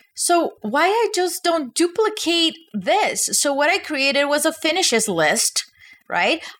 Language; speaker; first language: English; non-native, fluent; Portuguese